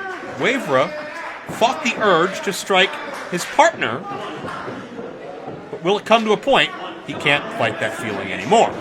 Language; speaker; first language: English; native; English